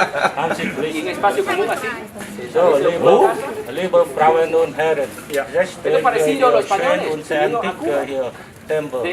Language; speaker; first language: German; non-native, learner; Vietnamese